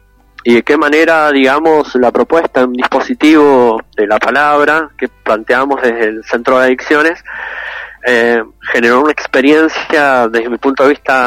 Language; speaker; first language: Spanish; native; Spanish